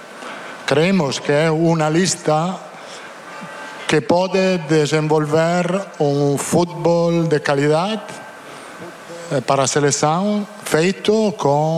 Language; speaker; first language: Portuguese; non-native, fluent; Italian